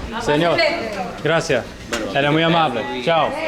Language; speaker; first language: Spanish; non-native, learner; English